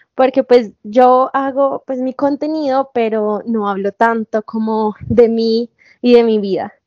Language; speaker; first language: Spanish; native; Spanish